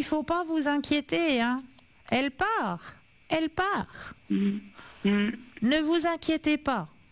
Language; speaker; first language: French; native; French